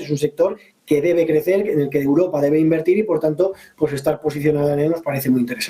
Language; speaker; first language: Spanish; native; Spanish